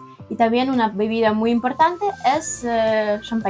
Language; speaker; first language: Spanish; non-native, learner; Ukrainian